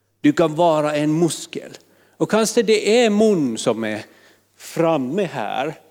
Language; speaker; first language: Swedish; non-native, fluent; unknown